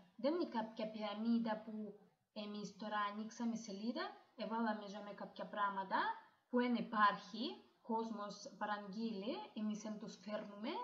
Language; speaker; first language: Greek; non-native, learner; Russian